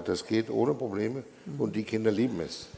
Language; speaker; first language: German; non-native, fluent; Danish